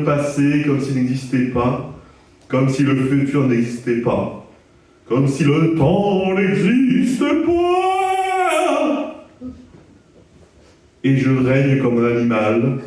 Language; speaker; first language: French; native; French